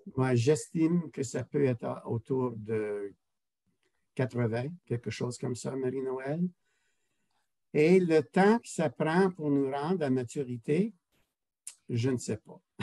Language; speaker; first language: French; non-native, local second language; English